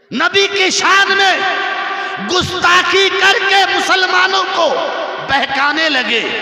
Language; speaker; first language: Urdu; non-native, local second language; Bangla